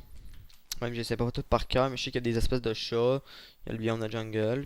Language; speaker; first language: French; native; French